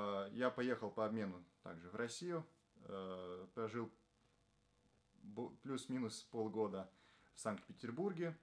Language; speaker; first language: Russian; non-native, fluent; Slovenian